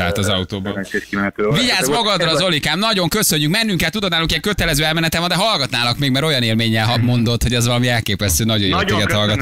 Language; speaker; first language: Hungarian; native; Hungarian